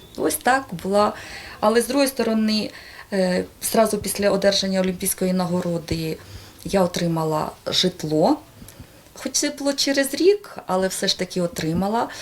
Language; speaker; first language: Ukrainian; native; Ukrainian